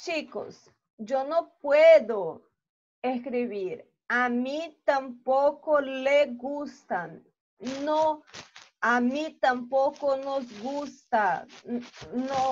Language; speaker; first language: Spanish; non-native, fluent; Portuguese